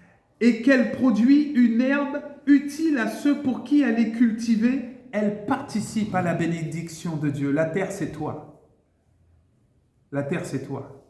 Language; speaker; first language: French; native; French